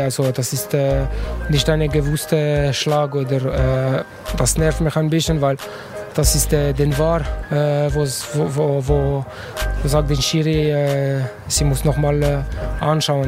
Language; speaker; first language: German; non-native, learner; French